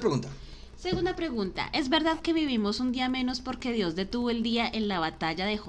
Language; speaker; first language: Spanish; native; Spanish